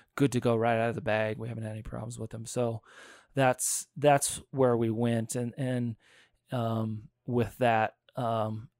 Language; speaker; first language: English; native; English